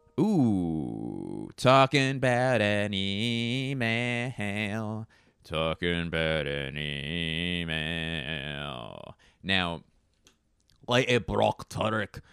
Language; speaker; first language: English; native; English